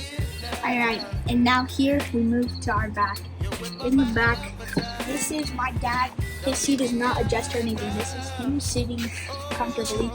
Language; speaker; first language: English; native; English